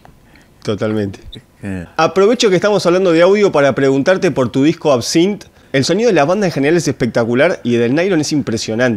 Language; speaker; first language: Spanish; native; Spanish